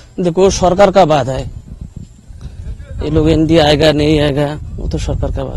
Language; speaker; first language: Hindi; non-native, local second language; Bangla